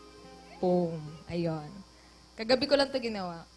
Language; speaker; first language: Filipino; native; Filipino